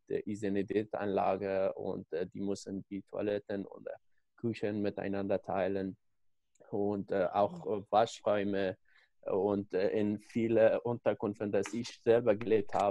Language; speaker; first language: German; non-native, learner; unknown